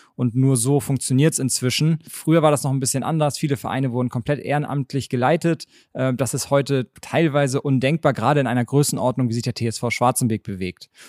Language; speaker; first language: German; native; German